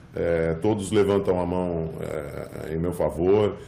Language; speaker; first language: Portuguese; early bilingual, other home language; English